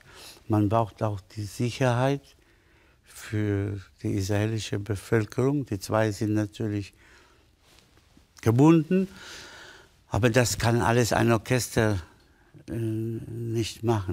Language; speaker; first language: German; non-native, fluent; Spanish